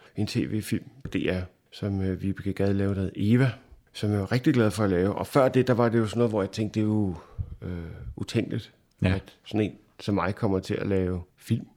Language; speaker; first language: Danish; native; Danish